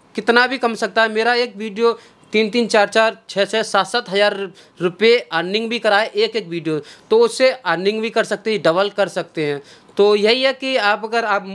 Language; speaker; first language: Hindi; native; Hindi